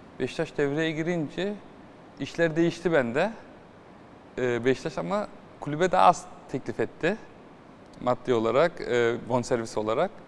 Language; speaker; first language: Turkish; early bilingual, heritage; Turkish